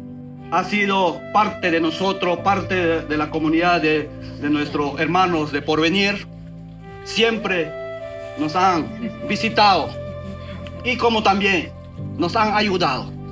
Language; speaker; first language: Spanish; non-native, local second language; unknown